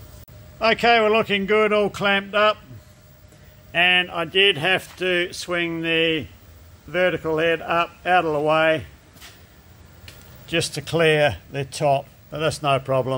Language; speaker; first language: English; native; English